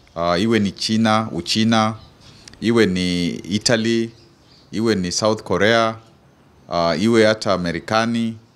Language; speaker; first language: Swahili; non-native, local second language; Kamba